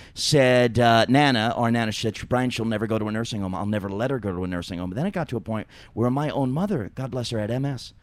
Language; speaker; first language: English; native; English